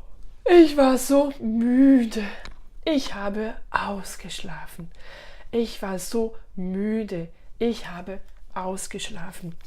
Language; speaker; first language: German; non-native, fluent; French